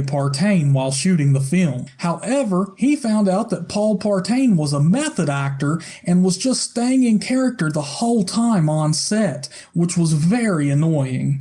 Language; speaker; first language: English; native; English